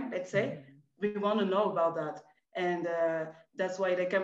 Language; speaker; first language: English; non-native, fluent; French